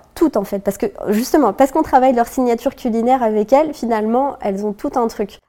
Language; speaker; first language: French; native; French